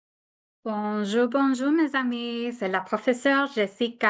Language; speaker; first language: French; non-native, fluent; English